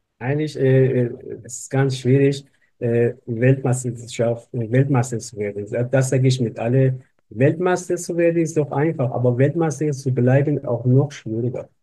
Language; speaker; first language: German; non-native, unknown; Persian